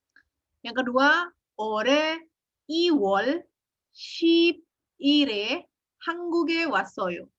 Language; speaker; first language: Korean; non-native, fluent; Indonesian